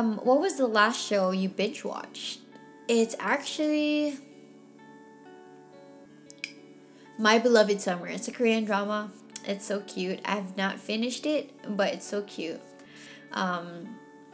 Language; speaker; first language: English; non-native, local second language; Filipino